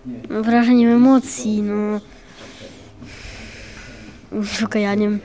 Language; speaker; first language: Polish; early bilingual, other home language; Ukrainian